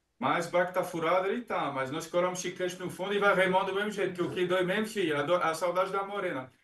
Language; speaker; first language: Portuguese; non-native, fluent; French